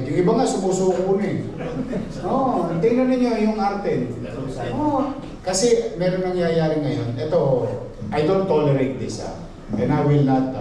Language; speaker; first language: Filipino; native; Filipino